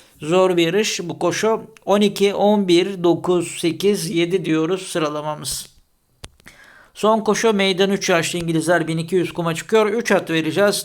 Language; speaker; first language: Turkish; native; Turkish